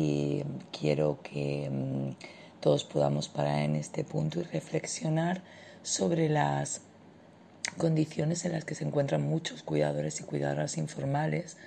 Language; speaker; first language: Spanish; native; Spanish